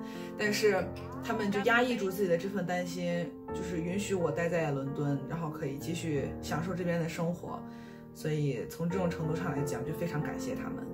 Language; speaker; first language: Chinese; native; Chinese